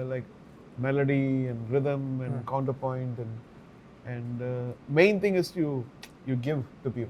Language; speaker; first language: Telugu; non-native, learner; Tamil